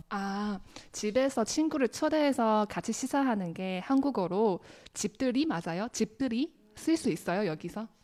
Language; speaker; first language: Korean; non-native, learner; Chinese